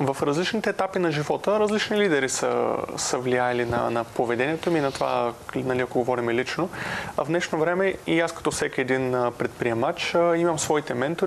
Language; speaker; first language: Bulgarian; native; Bulgarian